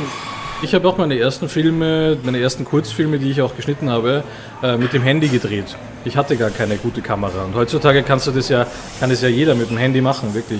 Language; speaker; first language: German; native; German